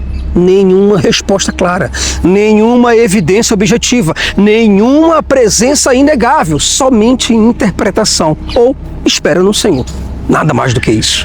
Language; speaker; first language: Portuguese; native; Portuguese